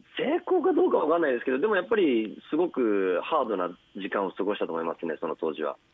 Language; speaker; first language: Japanese; native; Japanese